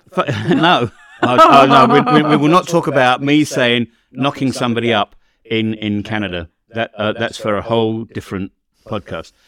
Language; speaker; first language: English; native; English